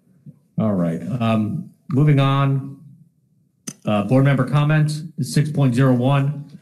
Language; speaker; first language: English; native; English